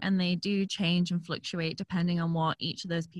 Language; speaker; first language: English; native; English